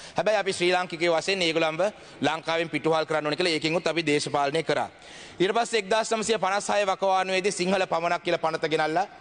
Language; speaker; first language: Sinhala; non-native, local second language; Tamil